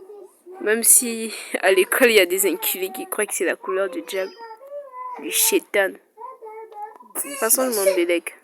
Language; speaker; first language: French; native; French